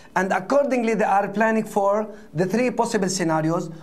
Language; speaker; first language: English; non-native, fluent; Arabic